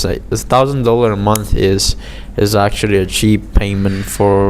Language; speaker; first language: English; non-native, fluent; Indonesian